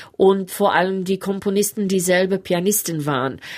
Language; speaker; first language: German; non-native, fluent; English